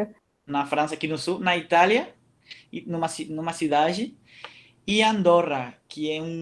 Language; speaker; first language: Portuguese; non-native, fluent; Catalan